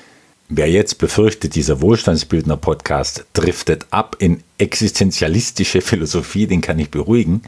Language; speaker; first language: German; native; German